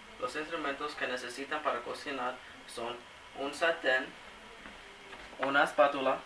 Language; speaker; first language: Spanish; non-native, learner; English